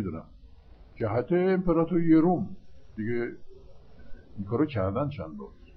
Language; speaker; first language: Persian; non-native, fluent; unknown